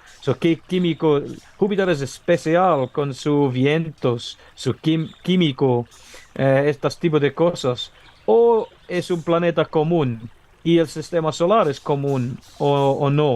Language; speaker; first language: Spanish; non-native, learner; English